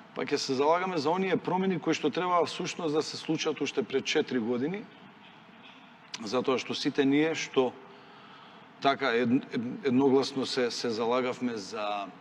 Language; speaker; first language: Macedonian; non-native, local second language; Albanian